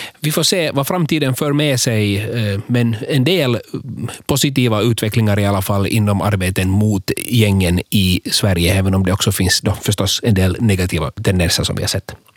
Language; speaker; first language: Swedish; native; Swedish